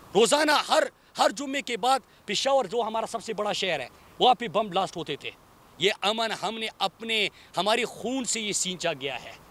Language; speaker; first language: Urdu; non-native, local second language; Pashto